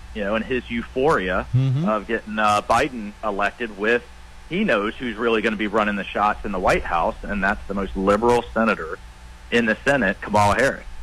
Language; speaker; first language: English; native; English